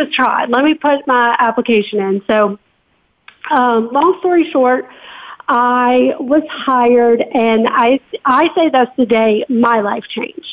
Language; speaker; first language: English; native; English